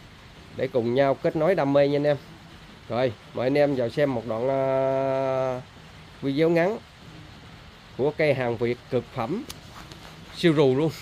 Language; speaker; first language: Vietnamese; native; Vietnamese